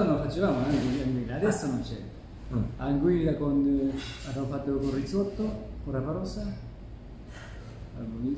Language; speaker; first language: Italian; non-native, learner; Japanese